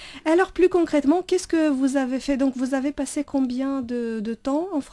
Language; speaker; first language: French; non-native, fluent; Romanian